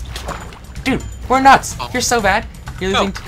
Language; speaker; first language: English; native; English